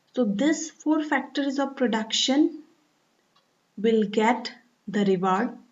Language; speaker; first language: English; non-native, local second language; Assamese